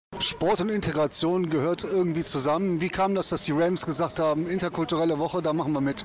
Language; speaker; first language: German; native; German